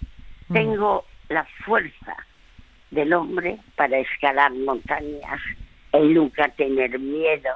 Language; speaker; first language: Spanish; early bilingual, other home language; French